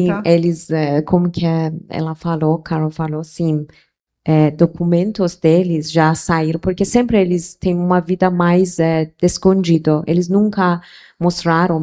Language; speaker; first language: Portuguese; non-native, local second language; Persian